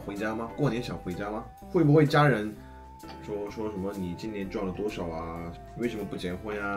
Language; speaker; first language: Chinese; non-native, fluent; Korean